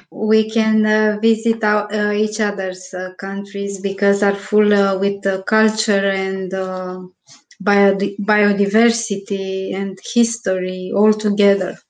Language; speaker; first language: English; non-native, learner; Romanian